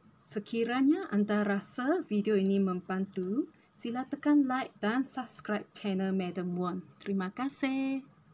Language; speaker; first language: Malay; non-native, local second language; Chinese